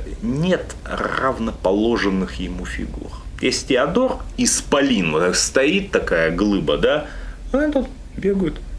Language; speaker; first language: Russian; native; Russian